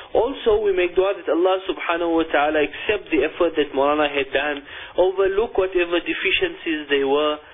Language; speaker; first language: English; native; English